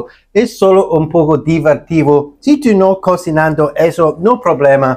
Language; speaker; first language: Spanish; non-native, learner; English